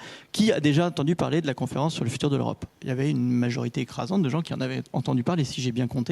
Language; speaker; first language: French; native; French